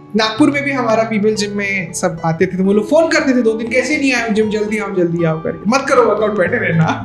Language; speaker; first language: Hindi; non-native, local second language; Marathi